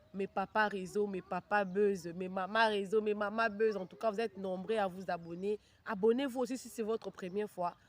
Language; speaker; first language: French; non-native, local second language; Lingala